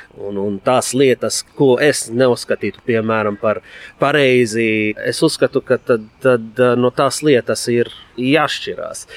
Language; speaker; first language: Latvian; non-native, fluent; Arabic